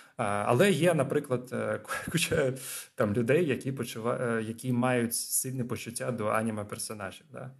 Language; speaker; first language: Ukrainian; non-native, local second language; Russian